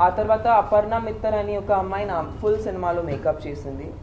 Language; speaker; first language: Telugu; non-native, fluent; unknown